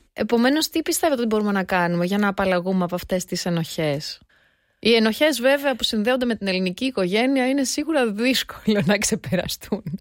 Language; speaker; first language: Greek; native; Greek